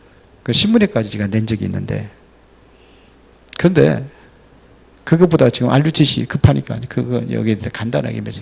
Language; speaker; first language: Korean; native; Korean